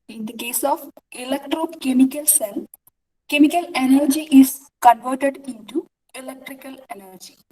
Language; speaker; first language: English; non-native, local second language; Malayalam